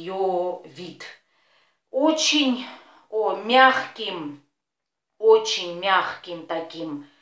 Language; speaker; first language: Russian; non-native, fluent; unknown